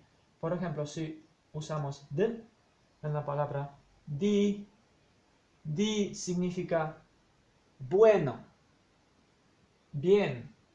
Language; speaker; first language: Spanish; non-native, fluent; Polish